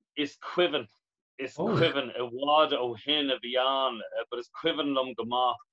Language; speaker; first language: Irish; non-native, local second language; English